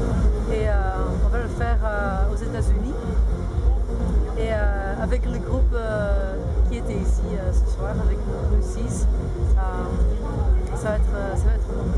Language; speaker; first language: French; non-native, local second language; Dutch